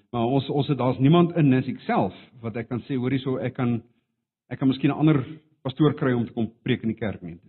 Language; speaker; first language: Afrikaans; non-native, local second language; English